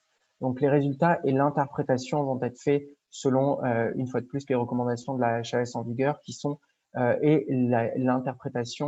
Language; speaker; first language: French; native; French